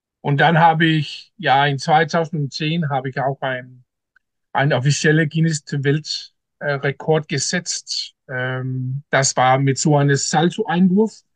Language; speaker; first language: German; non-native, learner; Danish